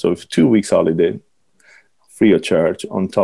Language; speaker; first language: English; non-native, fluent; Italian